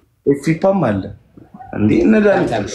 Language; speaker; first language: Amharic; native; Amharic